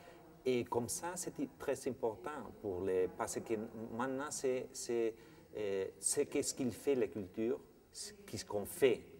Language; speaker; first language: French; non-native, fluent; Spanish